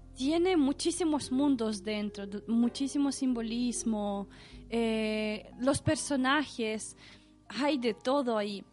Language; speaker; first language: Spanish; non-native, fluent; Russian